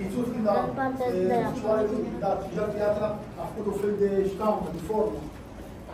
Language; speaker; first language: Romanian; non-native, learner; Arabic